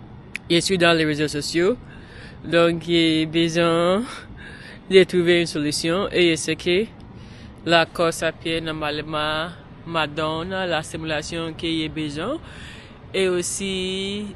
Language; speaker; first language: French; non-native, learner; English